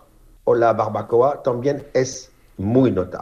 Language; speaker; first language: Spanish; non-native, learner; French